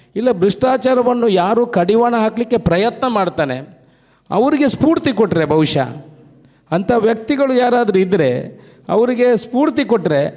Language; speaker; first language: Kannada; non-native, local second language; Tulu